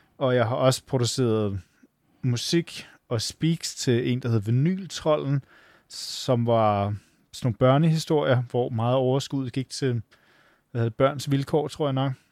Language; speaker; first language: Danish; native; Danish